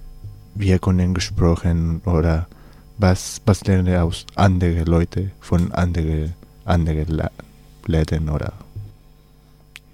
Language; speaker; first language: German; non-native, learner; Spanish